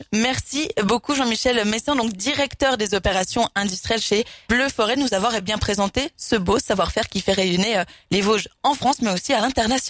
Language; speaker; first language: French; native; French